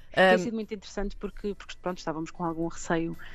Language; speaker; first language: Portuguese; native; Portuguese